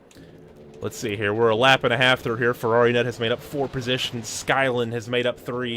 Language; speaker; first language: English; native; English